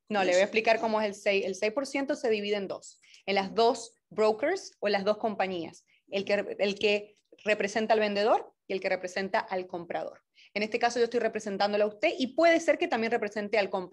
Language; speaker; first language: Spanish; native; Spanish